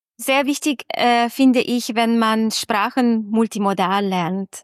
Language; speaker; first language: German; non-native, fluent; Hungarian